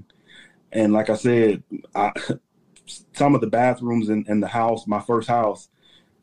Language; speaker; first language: English; native; English